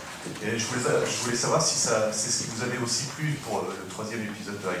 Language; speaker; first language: French; native; French